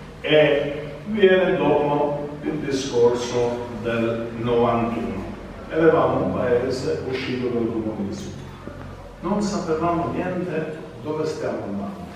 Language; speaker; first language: Italian; non-native, fluent; Albanian